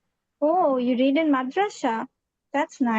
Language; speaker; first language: English; non-native, fluent; Bangla